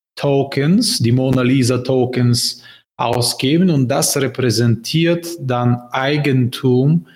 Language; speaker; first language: German; non-native, fluent; Bulgarian